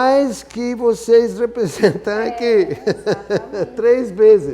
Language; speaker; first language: Portuguese; non-native, fluent; Arabic